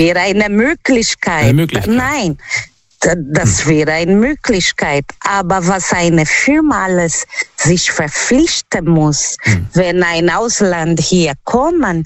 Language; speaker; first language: German; non-native, learner; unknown